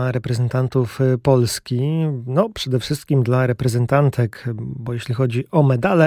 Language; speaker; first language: Polish; native; Polish